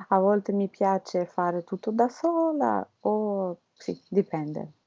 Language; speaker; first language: Italian; non-native, learner; Russian